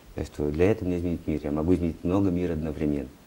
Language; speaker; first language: Russian; non-native, learner; Portuguese